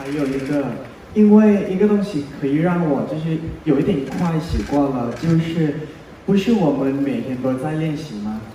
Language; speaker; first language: Chinese; non-native, learner; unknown